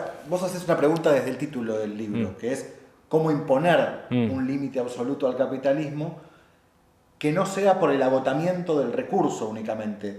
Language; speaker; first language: Spanish; native; Spanish